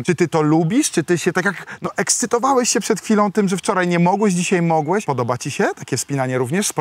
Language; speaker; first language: Polish; native; Polish